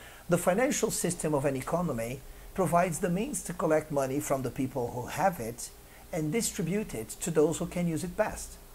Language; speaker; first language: English; non-native, fluent; Portuguese